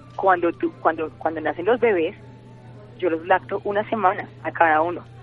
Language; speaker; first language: Spanish; native; Spanish